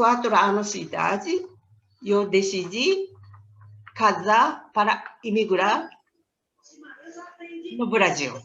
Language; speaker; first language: Portuguese; non-native, learner; Japanese